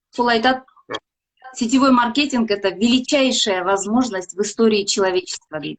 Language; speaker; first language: Russian; non-native, local second language; Kazakh